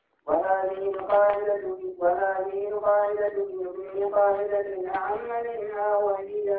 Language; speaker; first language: Arabic; native; Arabic